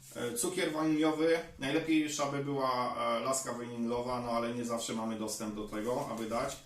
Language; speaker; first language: Polish; native; Polish